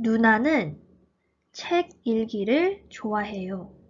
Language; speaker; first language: Korean; early bilingual, heritage; Korean